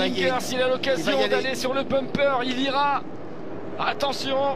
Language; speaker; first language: French; native; French